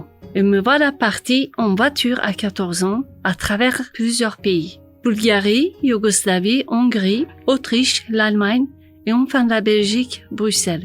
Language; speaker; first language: French; non-native, fluent; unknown